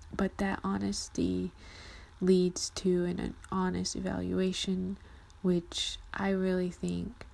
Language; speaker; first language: English; early bilingual, other home language; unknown